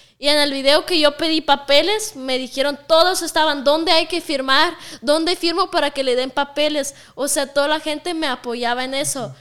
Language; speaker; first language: Spanish; non-native, fluent; Russian